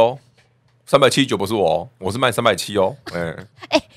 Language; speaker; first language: Chinese; native; Chinese